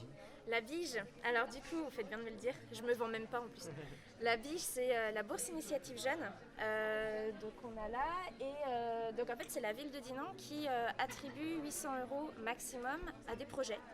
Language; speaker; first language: French; native; French